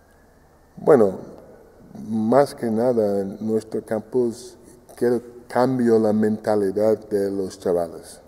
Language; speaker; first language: Spanish; non-native, fluent; English